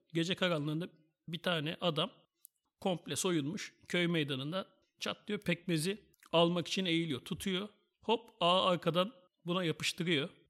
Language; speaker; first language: Turkish; native; Turkish